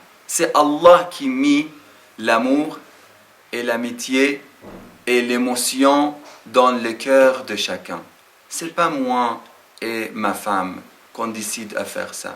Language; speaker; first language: French; non-native, fluent; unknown